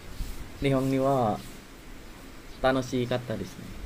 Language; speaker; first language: Japanese; non-native, learner; Indonesian